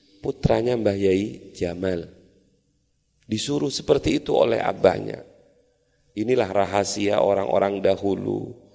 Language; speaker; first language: Indonesian; non-native, local second language; Madurese